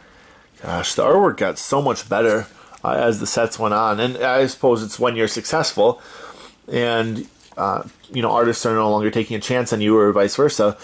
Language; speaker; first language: English; native; English